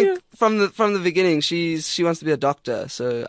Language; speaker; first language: English; native; English